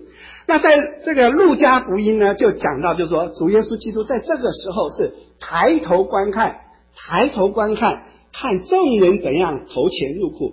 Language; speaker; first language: Chinese; native; Chinese